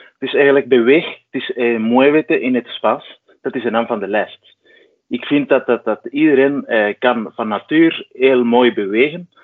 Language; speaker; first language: Dutch; non-native, fluent; Spanish